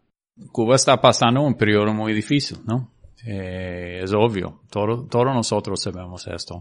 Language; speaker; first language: Spanish; non-native, fluent; English